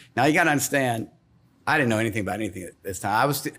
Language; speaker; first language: English; native; English